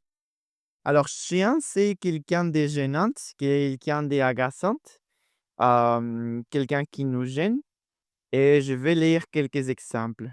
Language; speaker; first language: French; non-native, fluent; Spanish